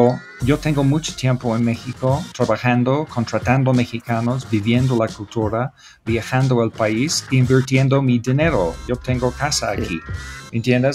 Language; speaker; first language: Spanish; non-native, fluent; English